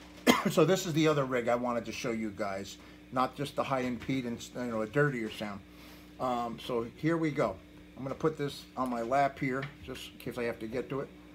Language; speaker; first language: English; native; English